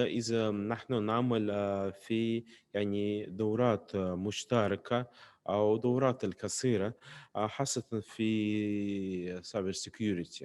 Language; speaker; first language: Arabic; non-native, fluent; Russian